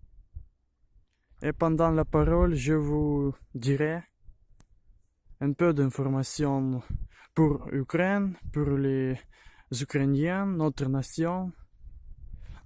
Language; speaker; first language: French; non-native, learner; Ukrainian